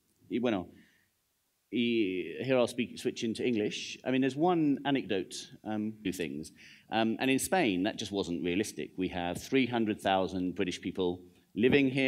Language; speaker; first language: English; native; English